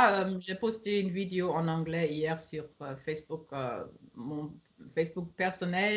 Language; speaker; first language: French; non-native, fluent; German